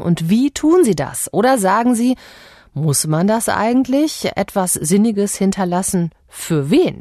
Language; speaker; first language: German; native; German